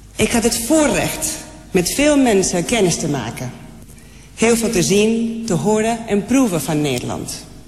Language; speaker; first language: Dutch; non-native, fluent; Spanish